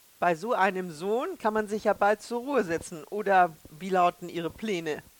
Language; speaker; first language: German; native; German